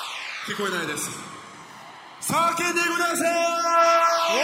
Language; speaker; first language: Japanese; non-native, fluent; Korean